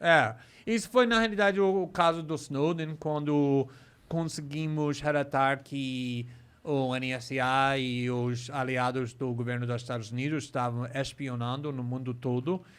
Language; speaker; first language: Portuguese; non-native, fluent; English